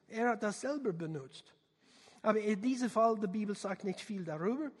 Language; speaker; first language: German; non-native, learner; English